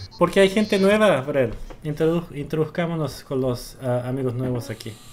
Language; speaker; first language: Spanish; early bilingual, other home language; Korean